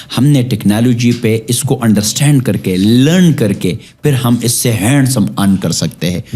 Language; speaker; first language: Urdu; non-native, local second language; Pashto